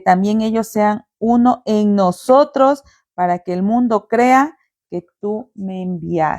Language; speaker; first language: Spanish; native; Spanish